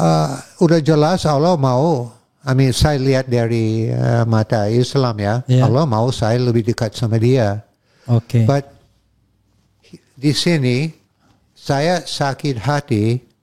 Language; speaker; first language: Indonesian; non-native, fluent; English